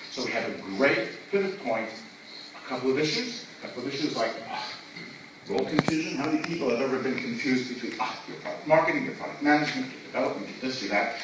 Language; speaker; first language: English; native; English